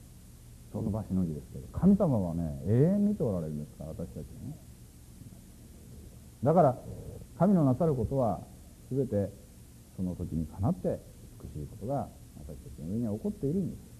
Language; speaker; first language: Japanese; native; Japanese